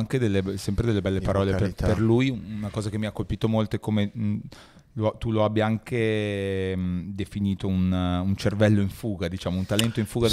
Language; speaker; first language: Italian; native; Italian